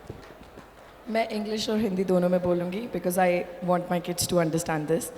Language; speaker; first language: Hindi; early bilingual, heritage; Hindi